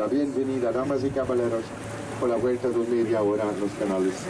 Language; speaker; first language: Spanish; non-native, learner; Dutch